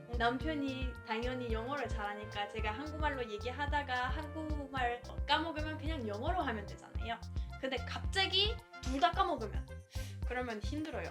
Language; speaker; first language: Korean; non-native, fluent; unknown